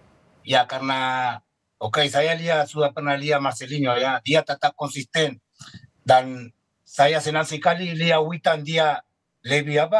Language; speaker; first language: Indonesian; non-native, fluent; Spanish